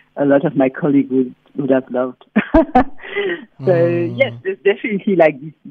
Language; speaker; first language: English; non-native, fluent; French